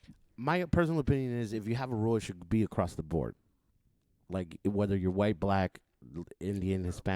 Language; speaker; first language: English; native; English